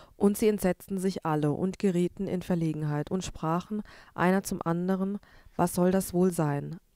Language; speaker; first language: German; native; German